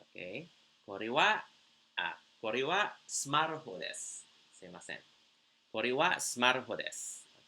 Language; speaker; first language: Japanese; non-native, fluent; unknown